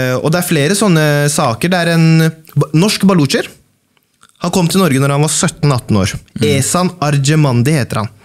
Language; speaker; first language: Norwegian; early bilingual, other home language; Baluchi